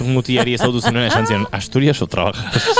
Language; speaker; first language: Basque; native; Basque